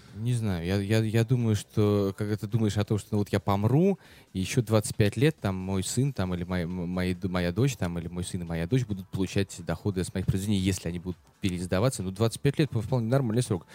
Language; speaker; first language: Russian; native; Russian